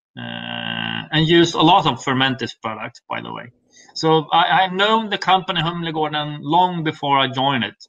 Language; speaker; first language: English; non-native, fluent; Swedish